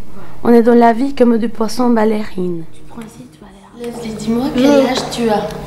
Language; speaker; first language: French; non-native, fluent; Spanish